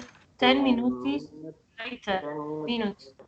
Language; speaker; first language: English; non-native, learner; Spanish